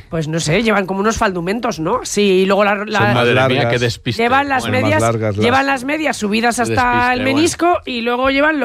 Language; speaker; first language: Spanish; native; Spanish